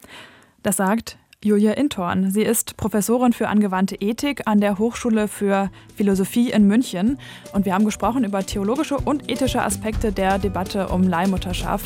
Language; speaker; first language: German; native; German